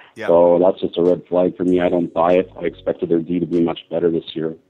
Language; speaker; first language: English; native; English